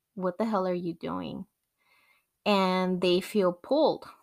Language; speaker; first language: English; non-native, fluent; Spanish